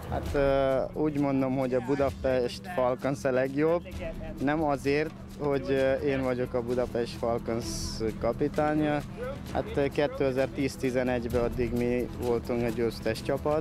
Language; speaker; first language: Hungarian; non-native, fluent; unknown